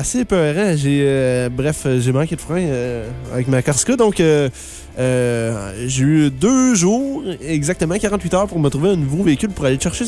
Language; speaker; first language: French; native; French